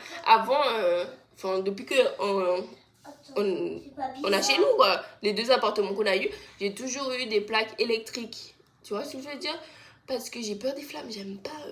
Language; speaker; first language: French; native; French